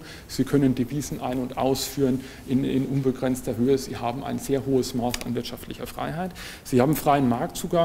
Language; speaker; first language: German; native; German